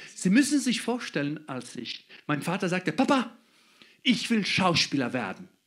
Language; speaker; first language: German; non-native, fluent; Croatian